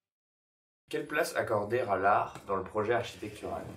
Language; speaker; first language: French; native; French